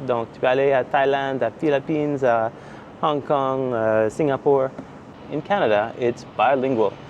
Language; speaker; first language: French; non-native, local second language; English